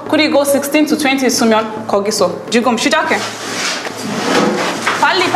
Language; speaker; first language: Korean; non-native, learner; Igbo